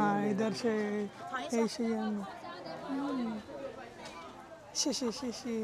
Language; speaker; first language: Hindi; non-native, learner; Bangla